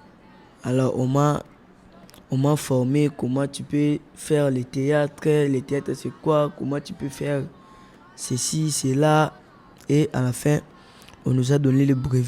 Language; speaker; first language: French; non-native, local second language; Lingala